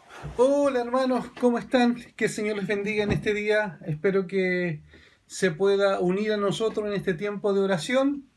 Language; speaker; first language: Spanish; native; Spanish